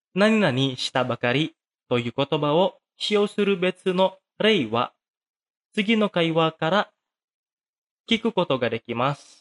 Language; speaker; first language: Japanese; non-native, fluent; Indonesian